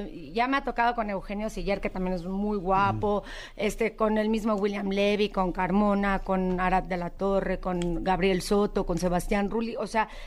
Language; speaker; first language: Spanish; native; Spanish